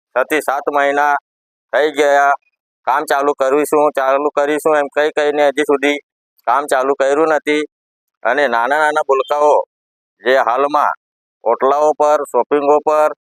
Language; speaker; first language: Gujarati; non-native, local second language; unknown